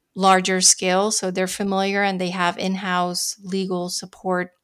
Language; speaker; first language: English; non-native, fluent; Dutch